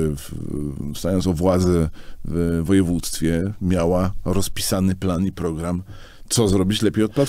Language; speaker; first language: Polish; native; Polish